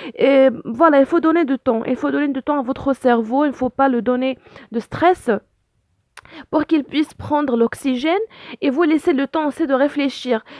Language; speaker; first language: French; non-native, local second language; Arabic